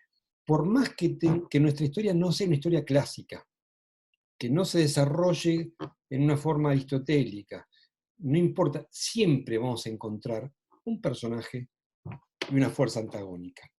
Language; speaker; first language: Spanish; native; Spanish